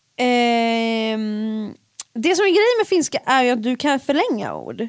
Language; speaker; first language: Swedish; early bilingual, other home language; Finnish